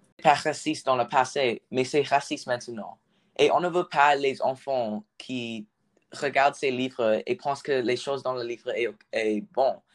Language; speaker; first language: French; non-native, learner; English